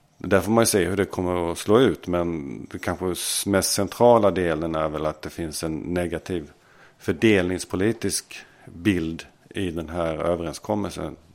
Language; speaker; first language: Swedish; native; Swedish